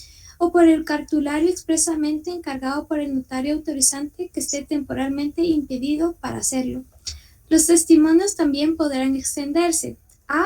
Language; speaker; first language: Spanish; native; Spanish